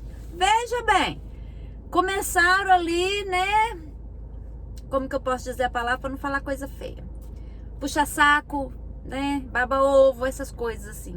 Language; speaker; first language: Portuguese; native; Portuguese